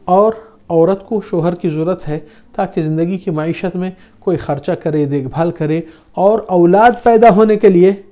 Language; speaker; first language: Urdu; non-native, fluent; Arabic